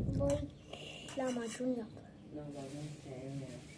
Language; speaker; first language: Turkish; early bilingual, other home language; Persian